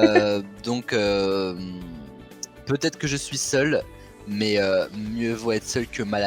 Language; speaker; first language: French; native; French